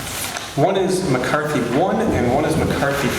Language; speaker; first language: English; native; English